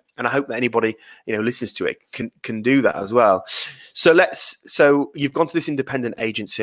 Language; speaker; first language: English; native; English